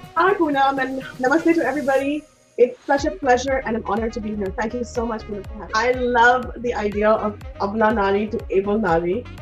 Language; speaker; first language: English; non-native, local second language; Hindi